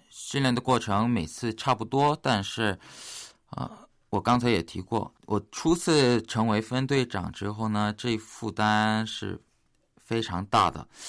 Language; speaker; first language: Chinese; early bilingual, other home language; Korean